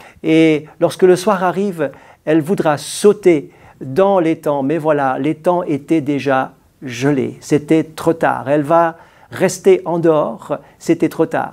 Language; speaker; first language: French; native; French